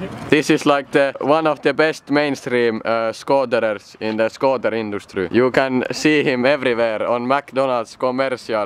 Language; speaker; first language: English; non-native, learner; Finnish